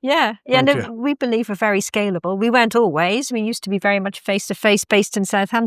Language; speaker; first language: English; native; English